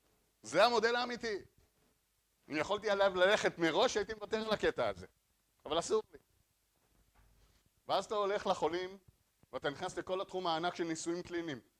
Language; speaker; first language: Hebrew; native; Hebrew